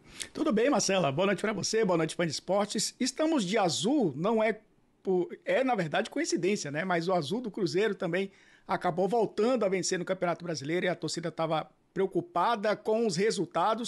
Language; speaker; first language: Portuguese; native; Portuguese